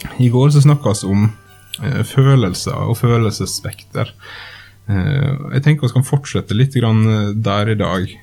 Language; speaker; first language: Norwegian; native; Norwegian